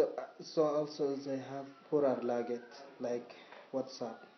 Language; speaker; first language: English; non-native, learner; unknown